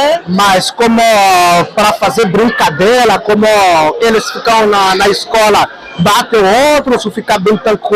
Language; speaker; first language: Portuguese; non-native, local second language; Haitian Creole